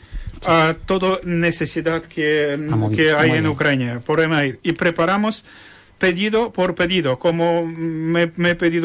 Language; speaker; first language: Spanish; non-native, learner; Ukrainian